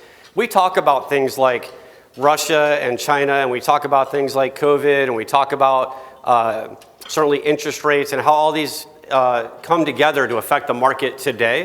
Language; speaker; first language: English; native; English